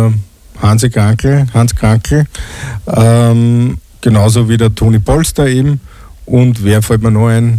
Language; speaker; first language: German; native; German